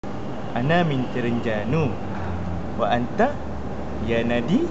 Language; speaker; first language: Arabic; non-native, learner; Malay